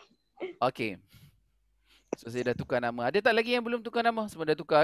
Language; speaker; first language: Malay; native; Malay